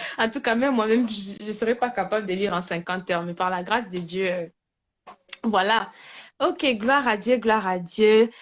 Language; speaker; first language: French; native; French